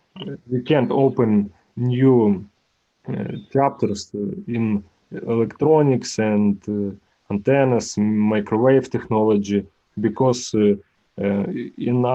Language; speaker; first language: English; non-native, learner; Ukrainian